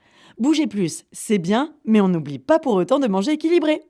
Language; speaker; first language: French; native; French